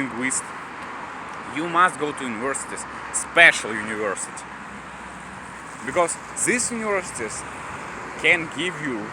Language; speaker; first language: English; non-native, learner; Russian